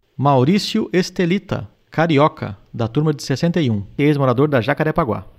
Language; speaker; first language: Portuguese; native; Portuguese